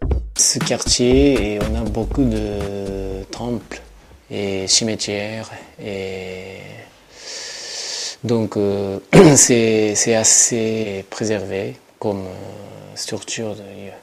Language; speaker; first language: French; non-native, learner; Japanese